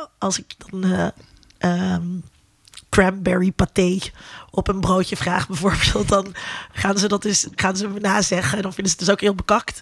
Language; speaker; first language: Dutch; native; Dutch